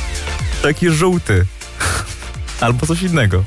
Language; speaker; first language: Polish; native; Polish